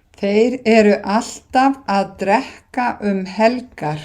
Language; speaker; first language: Icelandic; non-native, fluent; Thai